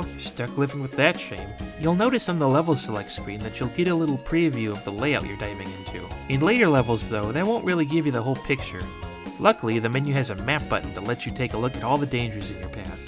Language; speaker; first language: English; native; English